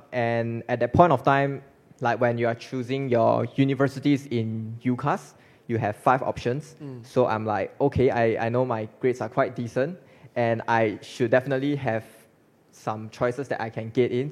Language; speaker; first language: English; non-native, local second language; Chinese